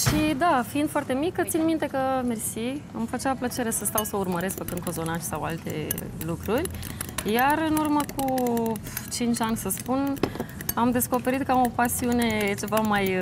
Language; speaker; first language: Romanian; native; Romanian